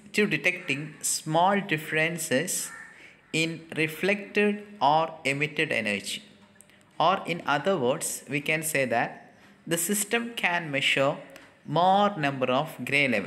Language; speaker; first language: English; non-native, local second language; Malayalam